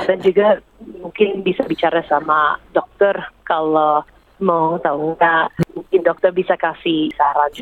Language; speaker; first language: Indonesian; early bilingual, heritage; English